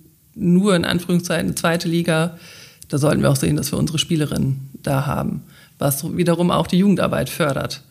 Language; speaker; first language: German; native; German